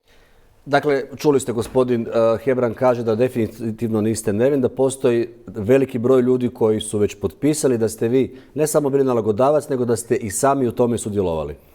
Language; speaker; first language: Croatian; native; Croatian